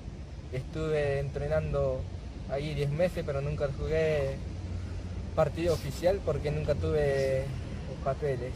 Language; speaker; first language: Spanish; non-native, fluent; Japanese